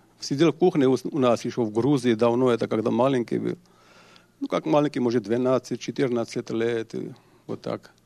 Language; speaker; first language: Russian; non-native, local second language; Georgian